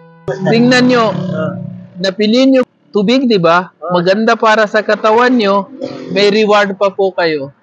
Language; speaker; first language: Filipino; non-native, learner; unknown